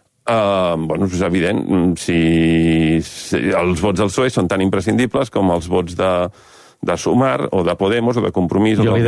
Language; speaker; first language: Catalan; native; Catalan